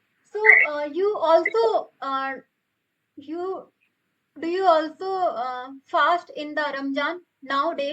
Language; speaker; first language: English; non-native, local second language; Hindi